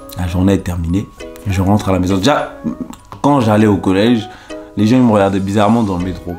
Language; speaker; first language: French; early bilingual, other home language; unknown